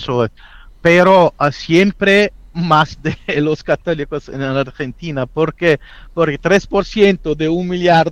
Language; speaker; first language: Spanish; non-native, fluent; Italian